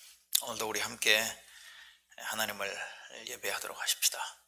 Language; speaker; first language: Korean; native; Korean